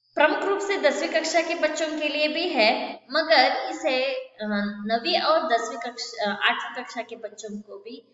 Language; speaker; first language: Hindi; non-native, local second language; Kannada